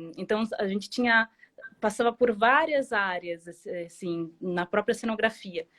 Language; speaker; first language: Portuguese; non-native, fluent; Italian